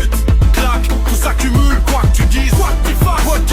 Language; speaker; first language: French; native; French